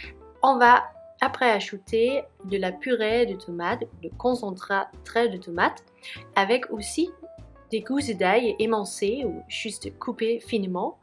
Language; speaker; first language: French; non-native, fluent; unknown